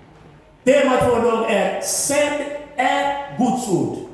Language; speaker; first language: Swedish; non-native, fluent; Lingala